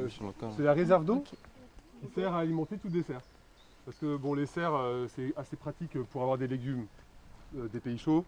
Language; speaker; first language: French; native; French